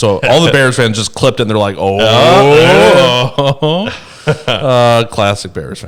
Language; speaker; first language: English; native; English